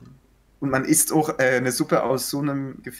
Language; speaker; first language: German; native; German